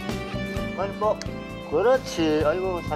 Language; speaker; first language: Korean; native; Korean